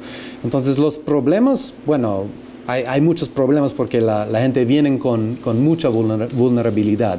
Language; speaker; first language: Spanish; non-native, fluent; English